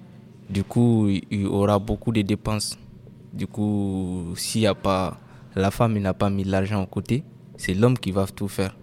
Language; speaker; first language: French; non-native, local second language; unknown